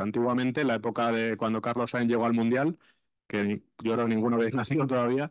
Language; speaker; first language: Spanish; native; Spanish